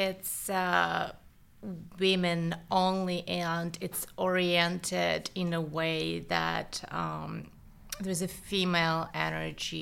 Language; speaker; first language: English; non-native, fluent; Russian